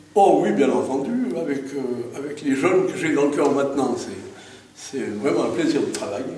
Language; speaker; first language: French; native; French